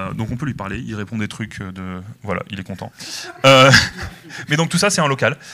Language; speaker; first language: French; native; French